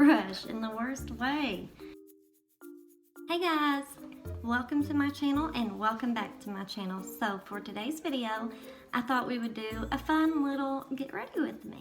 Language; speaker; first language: English; native; English